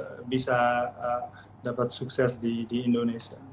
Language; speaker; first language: Indonesian; non-native, fluent; Dutch